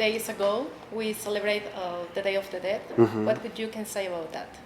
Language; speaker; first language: English; non-native, learner; Spanish